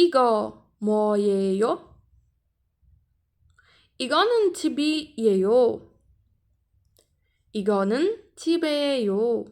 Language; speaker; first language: Korean; non-native, fluent; Portuguese